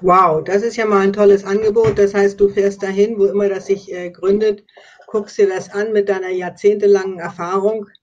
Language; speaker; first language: German; native; German